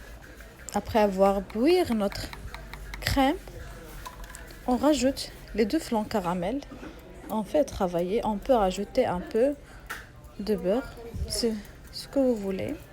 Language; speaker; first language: French; non-native, local second language; Arabic